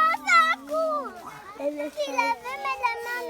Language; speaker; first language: French; non-native, learner; Portuguese